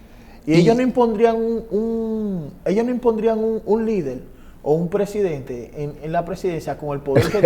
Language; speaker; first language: Spanish; native; Spanish